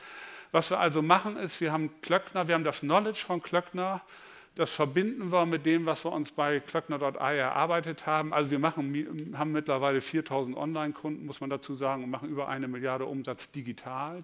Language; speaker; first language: German; native; German